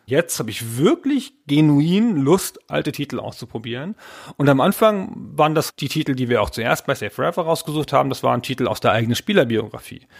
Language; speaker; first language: German; native; German